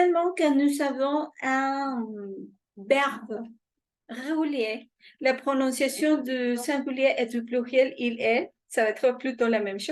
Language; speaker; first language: French; non-native, fluent; Spanish